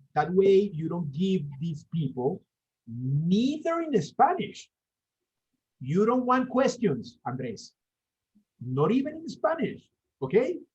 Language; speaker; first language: English; non-native, fluent; Spanish